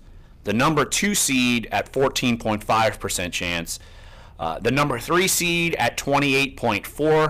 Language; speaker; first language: English; native; English